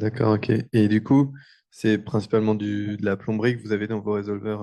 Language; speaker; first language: French; native; French